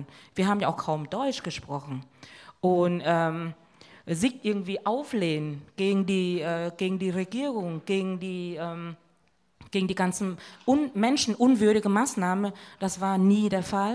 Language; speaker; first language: German; non-native, fluent; Vietnamese